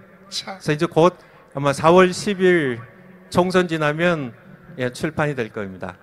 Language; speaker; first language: Korean; native; Korean